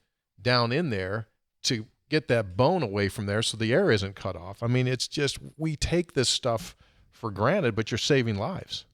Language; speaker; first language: English; native; English